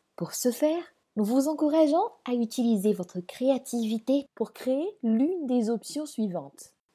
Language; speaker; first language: French; non-native, local second language; Malagasy